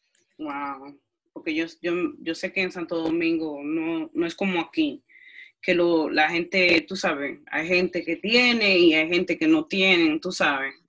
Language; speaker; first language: Spanish; early bilingual, heritage; Spanish